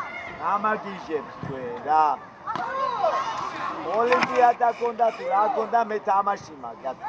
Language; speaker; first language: Georgian; native; Georgian